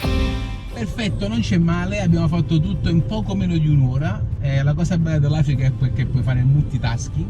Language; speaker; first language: Italian; native; Italian